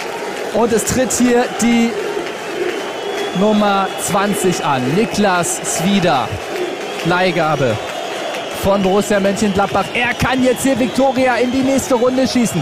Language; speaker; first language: German; native; German